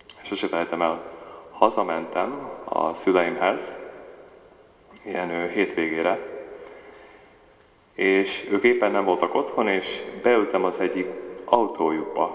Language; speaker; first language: Hungarian; early bilingual, heritage; Hungarian